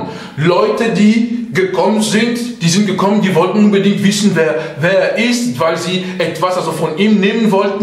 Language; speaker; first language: German; non-native, fluent; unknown